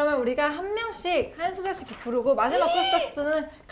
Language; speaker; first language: Korean; native; Korean